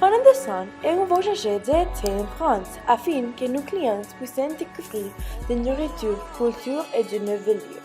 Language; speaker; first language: French; non-native, learner; Spanish